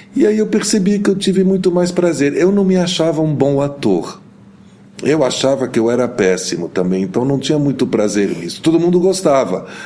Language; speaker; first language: Portuguese; early bilingual, heritage; Portuguese